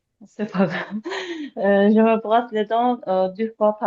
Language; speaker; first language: French; non-native, learner; Azerbaijani